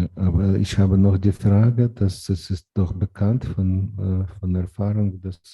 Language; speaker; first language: German; non-native, fluent; Ukrainian